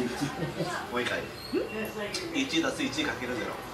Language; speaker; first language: Japanese; non-native, fluent; Indonesian